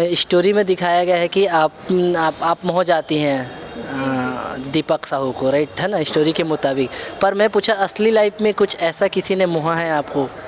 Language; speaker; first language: Hindi; native; Hindi